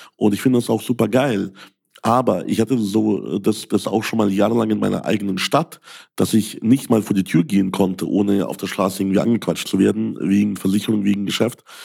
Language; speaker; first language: German; early bilingual, other home language; Russian